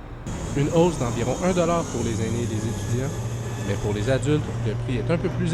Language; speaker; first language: French; native; French